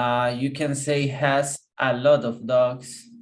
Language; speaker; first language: English; non-native, fluent; Spanish